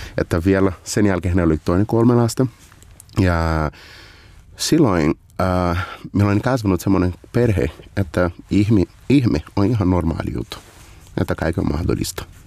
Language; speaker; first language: Finnish; non-native, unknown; Portuguese